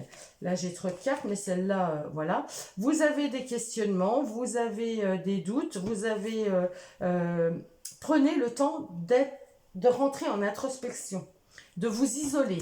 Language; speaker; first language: French; native; French